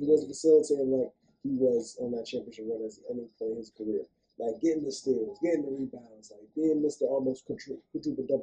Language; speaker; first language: English; native; English